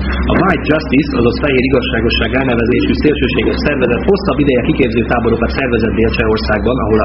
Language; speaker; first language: Hungarian; native; Hungarian